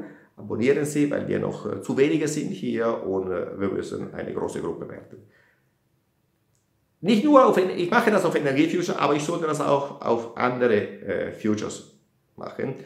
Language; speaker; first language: German; non-native, fluent; Italian